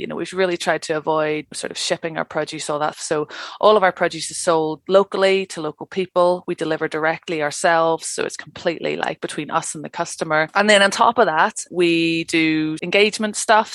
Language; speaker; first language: English; native; English